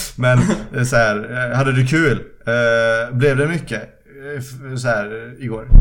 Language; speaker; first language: Swedish; early bilingual, other home language; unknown